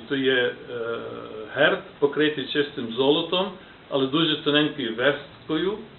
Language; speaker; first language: Ukrainian; early bilingual, heritage; Ukrainian